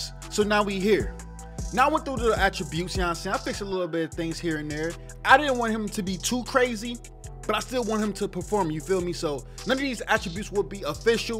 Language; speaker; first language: English; native; English